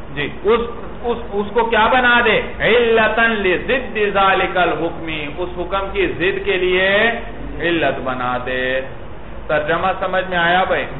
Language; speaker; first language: Urdu; native; Urdu